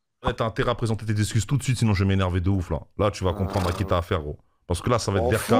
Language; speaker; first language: French; native; French